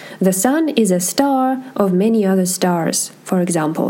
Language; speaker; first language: English; non-native, fluent; Russian